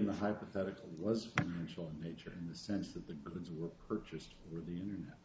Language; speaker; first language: English; native; English